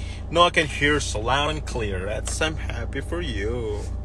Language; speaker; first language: English; non-native, fluent; Indonesian